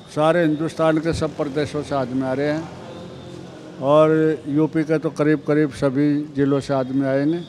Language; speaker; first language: Hindi; native; Hindi